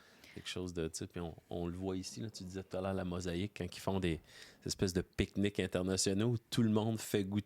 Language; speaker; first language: French; native; French